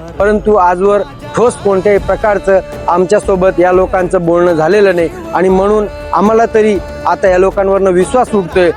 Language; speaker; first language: Marathi; non-native, local second language; Lambadi